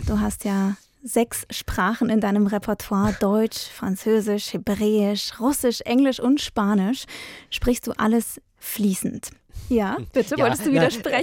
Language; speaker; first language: German; native; German